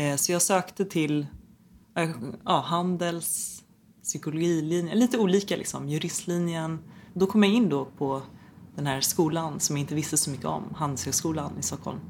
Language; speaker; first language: Swedish; early bilingual, other home language; Persian